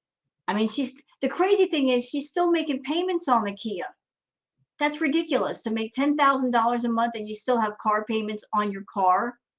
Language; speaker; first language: English; native; English